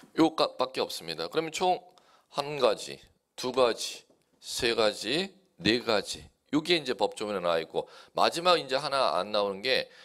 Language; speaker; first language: Korean; native; Korean